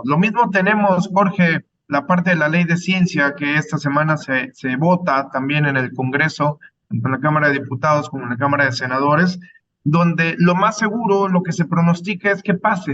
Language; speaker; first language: Spanish; native; Spanish